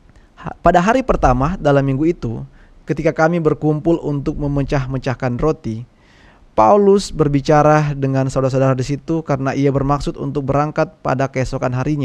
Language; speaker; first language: Indonesian; native; Indonesian